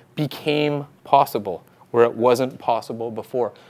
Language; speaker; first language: English; native; English